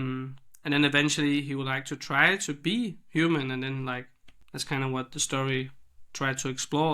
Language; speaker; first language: English; non-native, fluent; Danish